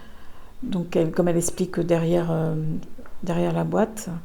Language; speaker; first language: French; native; French